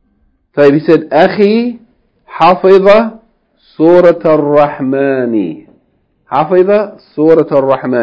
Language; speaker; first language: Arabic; non-native, fluent; English